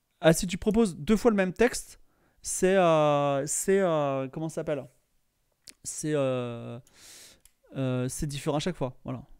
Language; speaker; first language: French; native; French